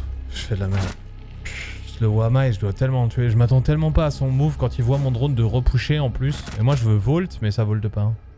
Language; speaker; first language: French; native; French